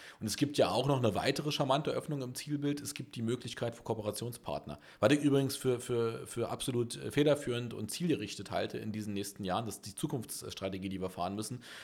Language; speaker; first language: German; native; German